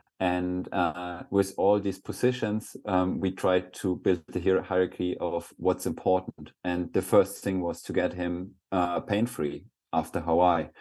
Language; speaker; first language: English; non-native, fluent; German